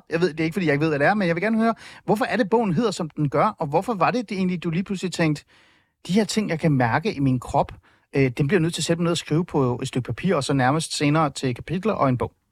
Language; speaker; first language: Danish; native; Danish